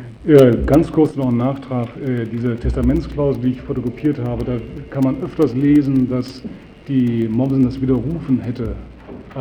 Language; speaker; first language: German; native; German